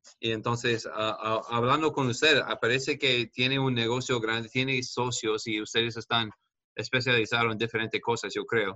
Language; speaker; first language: Spanish; non-native, fluent; English